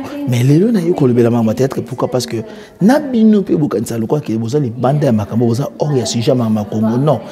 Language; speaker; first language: French; non-native, local second language; Lingala